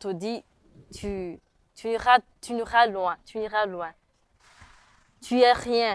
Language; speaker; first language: French; non-native, local second language; Rundi